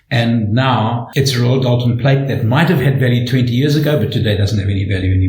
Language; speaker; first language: English; native; English